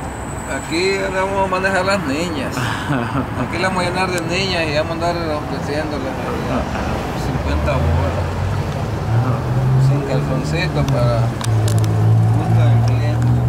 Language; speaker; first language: Spanish; native; Spanish